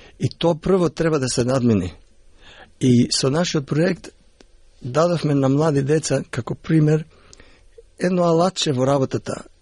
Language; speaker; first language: Macedonian; early bilingual, heritage; Macedonian